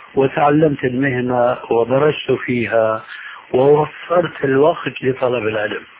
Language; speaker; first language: Arabic; early bilingual, other home language; Albanian